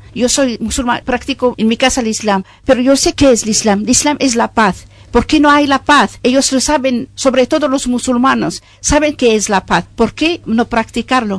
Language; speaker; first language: Spanish; non-native, fluent; Arabic